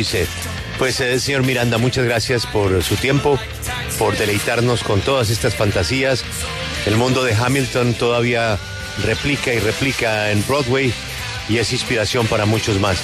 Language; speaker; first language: Spanish; native; Spanish